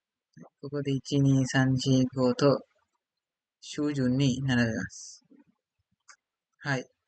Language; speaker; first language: Japanese; non-native, learner; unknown